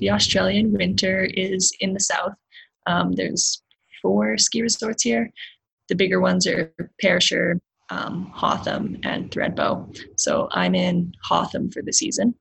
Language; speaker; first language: English; native; English